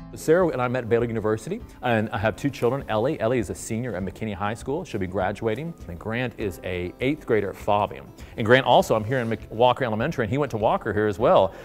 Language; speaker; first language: English; native; English